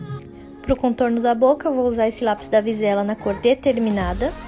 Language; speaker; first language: Portuguese; native; Portuguese